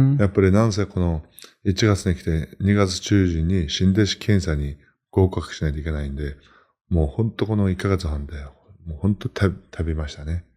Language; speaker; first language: Japanese; non-native, fluent; Mongolian